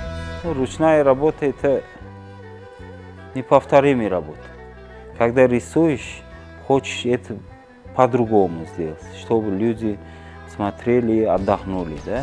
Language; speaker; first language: Russian; non-native, learner; Uzbek